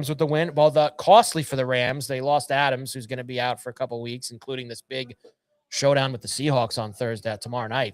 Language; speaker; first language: English; native; English